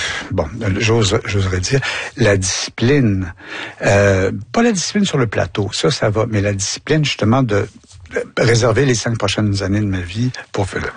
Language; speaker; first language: French; native; French